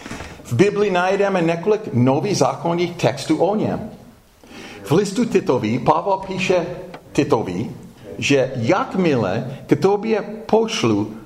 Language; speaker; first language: Czech; non-native, fluent; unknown